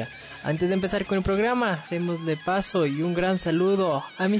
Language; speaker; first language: Spanish; native; Spanish